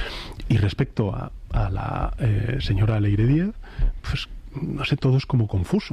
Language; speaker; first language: Spanish; native; Spanish